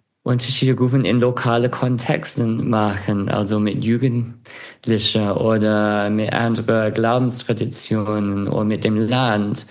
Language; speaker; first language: German; non-native, fluent; English